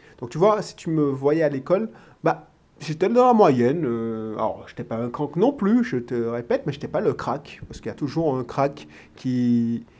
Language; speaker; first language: French; native; French